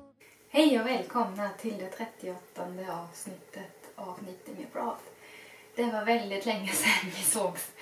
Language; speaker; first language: Swedish; non-native, fluent; German